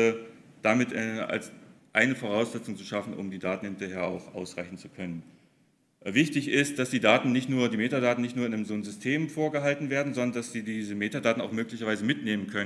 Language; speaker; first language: German; native; German